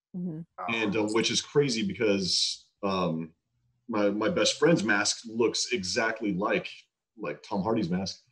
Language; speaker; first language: English; native; English